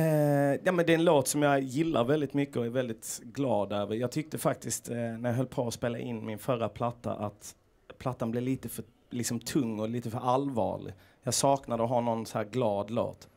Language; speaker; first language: Swedish; native; Swedish